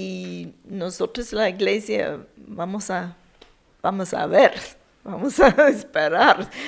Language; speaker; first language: Spanish; non-native, fluent; English